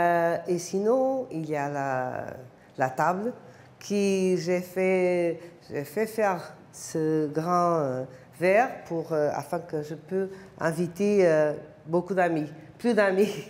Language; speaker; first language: French; non-native, fluent; Portuguese